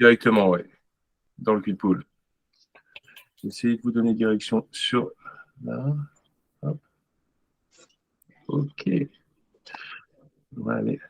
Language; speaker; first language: French; native; French